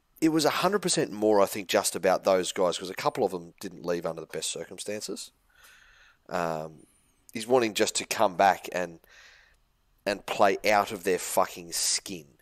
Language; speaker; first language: English; native; English